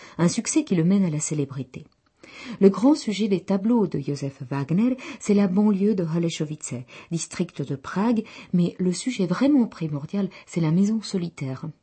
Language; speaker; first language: French; non-native, fluent; Czech